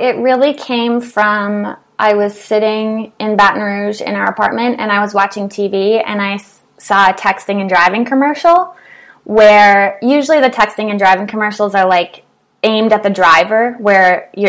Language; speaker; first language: English; native; English